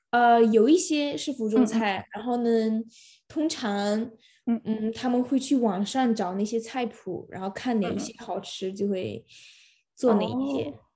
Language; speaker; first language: Chinese; early bilingual, other home language; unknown